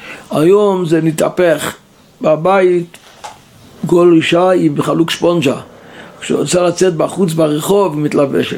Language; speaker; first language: Hebrew; non-native, local second language; Yiddish